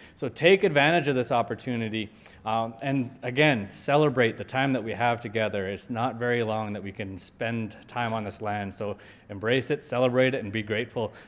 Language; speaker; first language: English; native; English